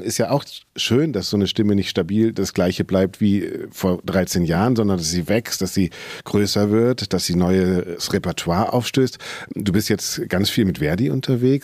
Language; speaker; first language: German; native; German